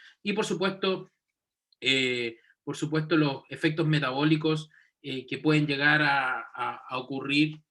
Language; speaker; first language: Spanish; native; Spanish